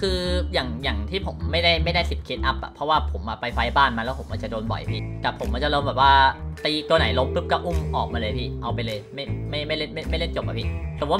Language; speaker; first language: Thai; native; Thai